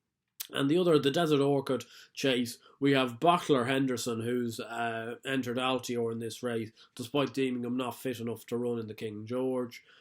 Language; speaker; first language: English; native; English